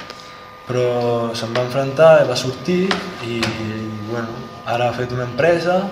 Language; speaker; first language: Catalan; early bilingual, other home language; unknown